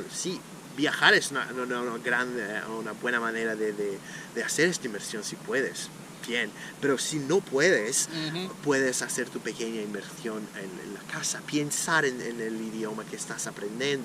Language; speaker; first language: Spanish; non-native, fluent; Portuguese